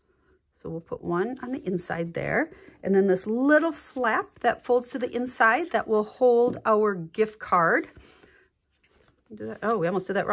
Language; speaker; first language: English; native; English